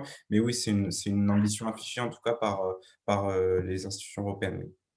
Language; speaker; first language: French; native; French